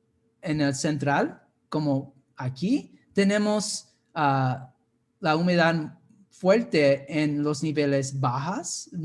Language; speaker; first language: Spanish; non-native, fluent; English